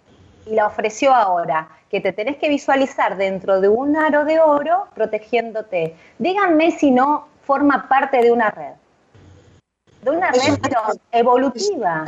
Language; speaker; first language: Spanish; native; Spanish